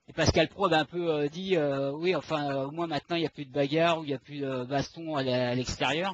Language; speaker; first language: French; native; French